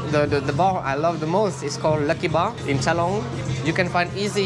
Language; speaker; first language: English; non-native, fluent; French